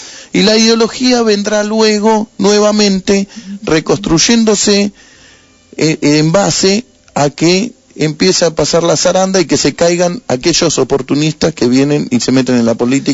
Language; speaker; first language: Spanish; native; Spanish